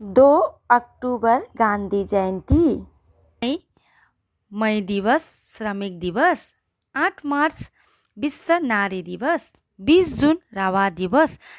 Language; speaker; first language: Hindi; non-native, local second language; Assamese